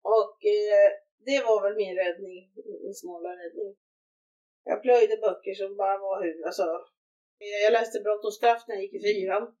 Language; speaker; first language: Swedish; native; Swedish